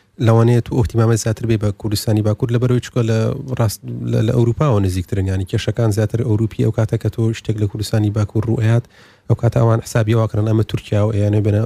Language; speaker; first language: Central Kurdish; early bilingual, heritage; Central Kurdish